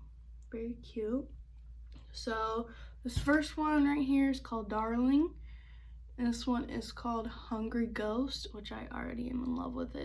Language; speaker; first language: English; native; English